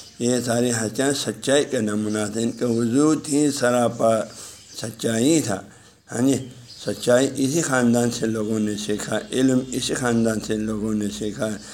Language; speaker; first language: Urdu; non-native, local second language; Balti